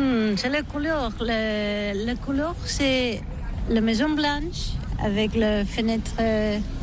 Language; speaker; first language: French; non-native, learner; Catalan